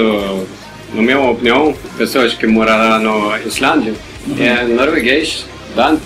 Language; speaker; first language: Portuguese; non-native, learner; Norwegian